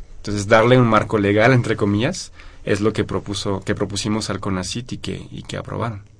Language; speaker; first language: Spanish; non-native, fluent; French